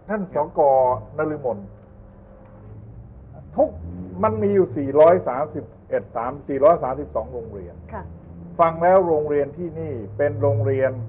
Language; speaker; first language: Thai; native; Thai